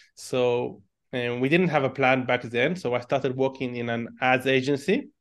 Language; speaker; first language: English; non-native, fluent; Hebrew